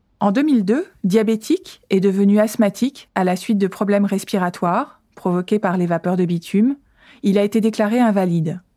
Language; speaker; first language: French; native; French